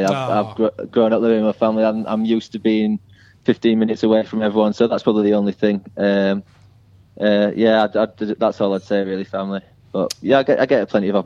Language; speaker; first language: English; native; English